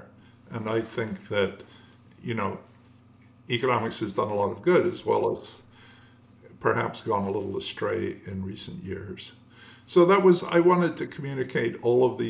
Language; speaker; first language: English; native; English